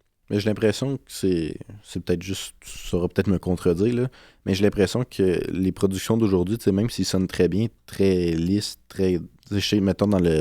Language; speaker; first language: French; native; French